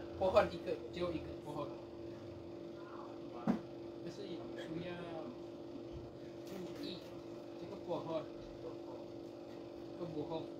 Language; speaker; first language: Chinese; non-native, learner; Indonesian